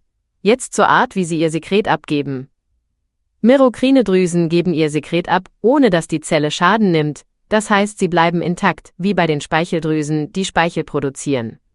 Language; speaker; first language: German; native; German